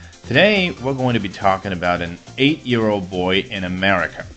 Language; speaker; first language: English; non-native, fluent; Chinese